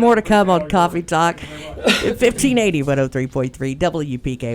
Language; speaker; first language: English; native; English